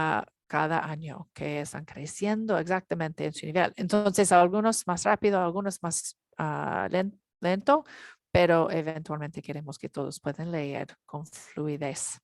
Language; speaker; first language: Spanish; non-native, learner; English